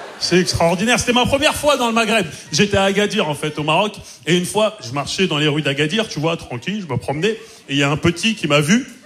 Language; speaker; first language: French; early bilingual, other home language; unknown